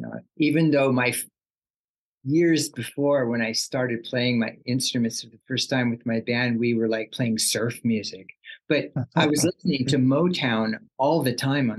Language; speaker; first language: English; native; English